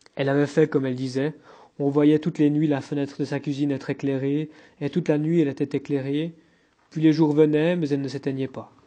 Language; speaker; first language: French; native; French